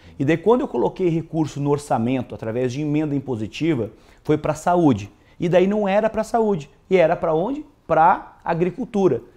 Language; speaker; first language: Portuguese; native; Portuguese